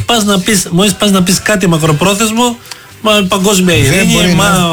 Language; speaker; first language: Greek; native; Greek